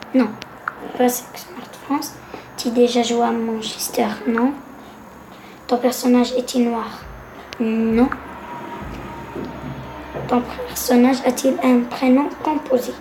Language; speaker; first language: French; non-native, local second language; Arabic